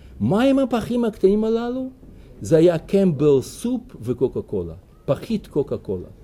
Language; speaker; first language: Hebrew; non-native, fluent; Russian